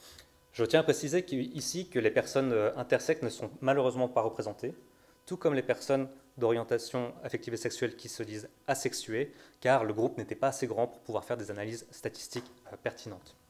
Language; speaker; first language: French; native; French